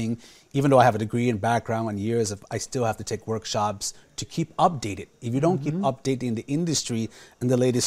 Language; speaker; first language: English; non-native, fluent; Lao